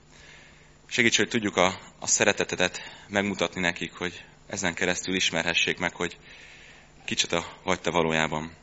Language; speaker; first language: Hungarian; native; Hungarian